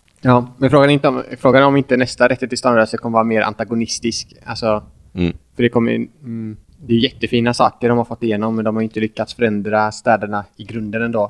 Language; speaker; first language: Swedish; native; Swedish